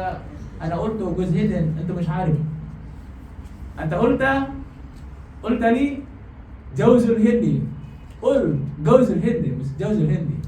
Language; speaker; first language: Arabic; non-native, fluent; Indonesian